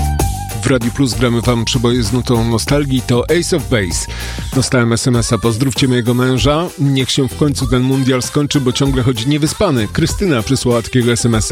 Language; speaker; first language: Polish; native; Polish